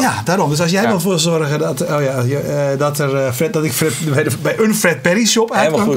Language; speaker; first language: Dutch; native; Dutch